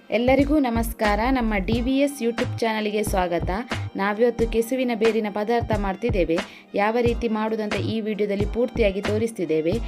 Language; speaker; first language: Kannada; non-native, local second language; Tulu